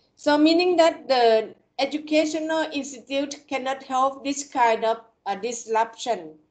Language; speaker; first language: English; non-native, fluent; Thai